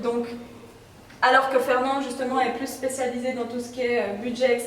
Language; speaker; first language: French; native; French